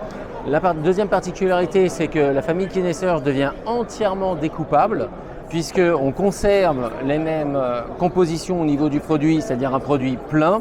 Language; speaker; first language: French; native; French